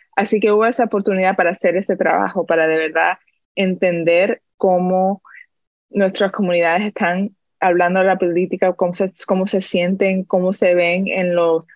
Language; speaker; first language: Spanish; early bilingual, heritage; Spanish